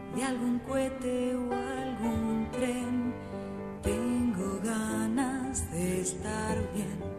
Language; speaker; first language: Spanish; native; Spanish